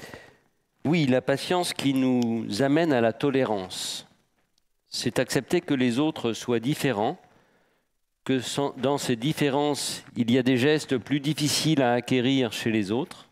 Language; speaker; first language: French; native; French